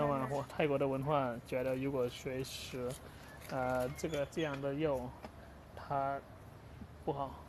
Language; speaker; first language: Chinese; non-native, learner; Thai